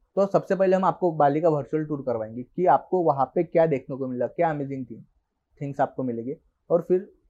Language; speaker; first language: Hindi; non-native, local second language; Marathi